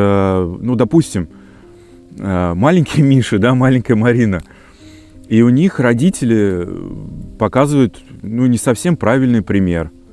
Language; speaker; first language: Russian; native; Russian